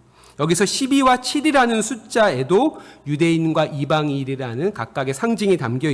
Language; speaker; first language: Korean; native; Korean